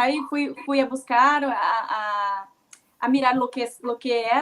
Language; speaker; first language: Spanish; non-native, learner; Portuguese